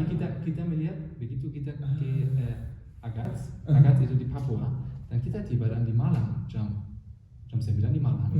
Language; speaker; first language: Indonesian; non-native, fluent; German